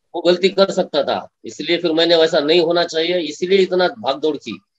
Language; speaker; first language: Hindi; non-native, local second language; Marathi